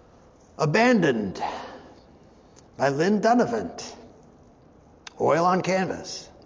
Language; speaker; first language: English; native; English